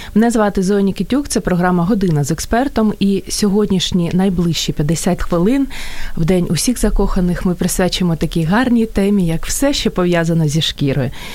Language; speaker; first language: Ukrainian; native; Ukrainian